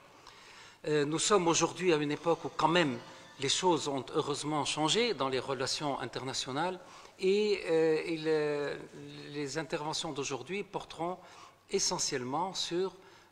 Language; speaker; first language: French; non-native, local second language; Arabic